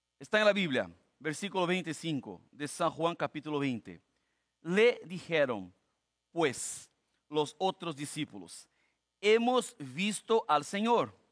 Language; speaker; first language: Spanish; non-native, fluent; Portuguese